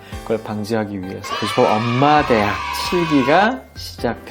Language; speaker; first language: Korean; native; Korean